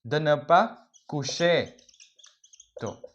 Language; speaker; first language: French; non-native, fluent; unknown